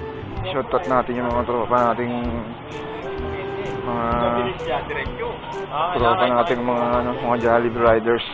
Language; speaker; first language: Filipino; native; Filipino